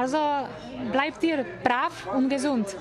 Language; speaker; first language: German; non-native, learner; Czech